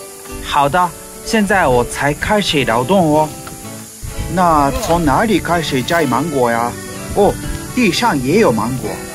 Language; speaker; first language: Chinese; non-native, fluent; Japanese